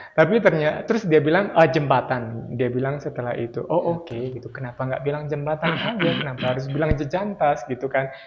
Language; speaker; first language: Indonesian; native; Indonesian